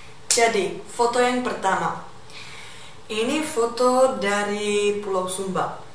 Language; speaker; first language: Indonesian; non-native, fluent; Czech